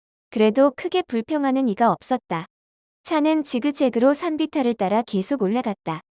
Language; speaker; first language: Korean; native; Korean